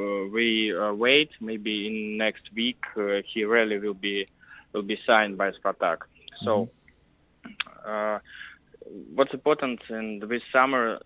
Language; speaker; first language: English; non-native, learner; Russian